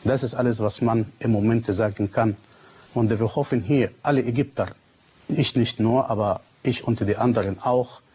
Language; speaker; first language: German; non-native, fluent; Arabic